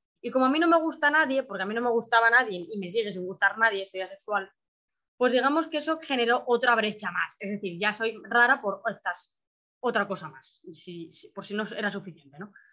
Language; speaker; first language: Spanish; native; Spanish